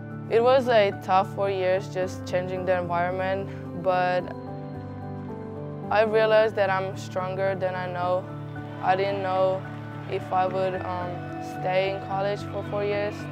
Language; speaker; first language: English; non-native, fluent; Slovenian